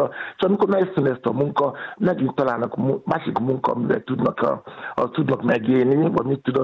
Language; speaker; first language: Hungarian; non-native, learner; Yoruba